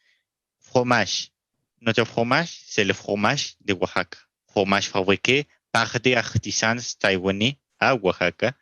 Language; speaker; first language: French; non-native, learner; Spanish